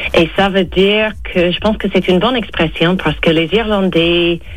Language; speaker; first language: French; non-native, fluent; English